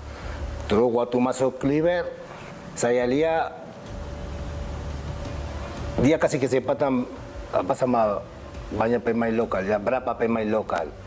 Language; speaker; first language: Indonesian; non-native, fluent; Spanish